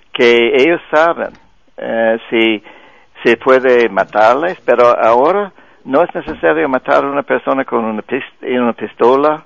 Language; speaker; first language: Spanish; non-native, fluent; English